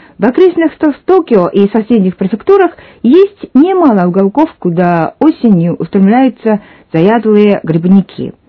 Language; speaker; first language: Russian; non-native, fluent; Japanese